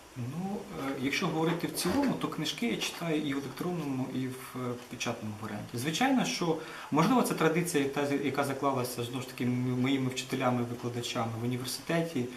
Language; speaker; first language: Ukrainian; native; Ukrainian